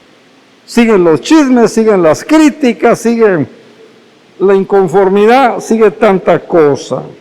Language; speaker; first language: Spanish; native; Spanish